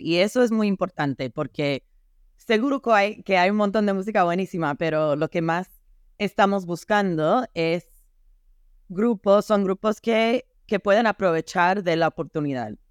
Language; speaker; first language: Spanish; non-native, fluent; English